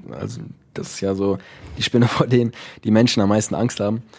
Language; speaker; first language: German; early bilingual, other home language; Dutch